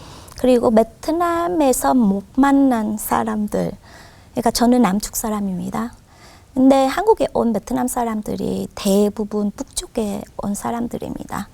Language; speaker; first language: Korean; non-native, fluent; Vietnamese